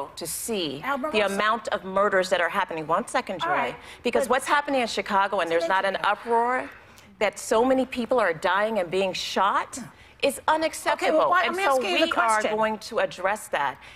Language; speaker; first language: English; native; English